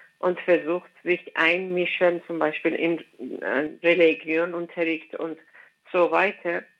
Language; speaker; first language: German; non-native, fluent; Persian